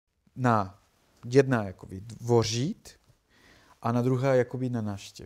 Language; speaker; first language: Czech; non-native, learner; Spanish